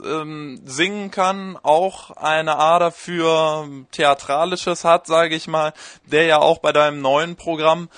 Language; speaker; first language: German; native; German